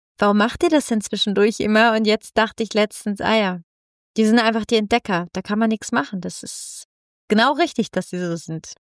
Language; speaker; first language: German; non-native, fluent; Italian